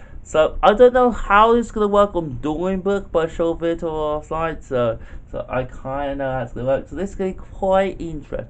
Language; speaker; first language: English; native; English